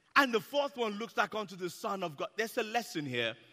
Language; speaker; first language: English; non-native, local second language; Yoruba